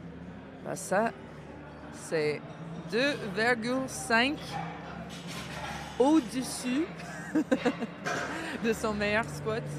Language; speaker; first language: French; non-native, learner; English